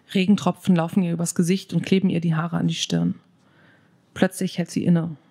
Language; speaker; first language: German; native; German